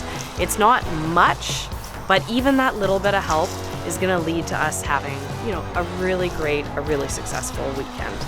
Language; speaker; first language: English; native; English